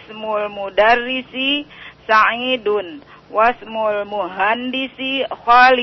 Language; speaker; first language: Arabic; non-native, learner; Indonesian